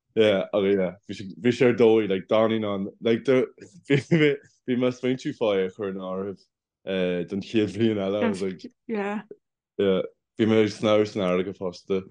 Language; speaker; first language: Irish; non-native, local second language; English